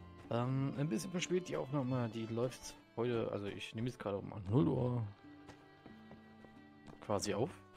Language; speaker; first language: German; native; German